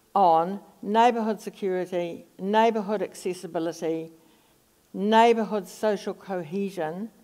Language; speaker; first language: English; native; English